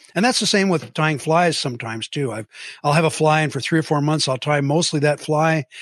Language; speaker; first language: English; native; English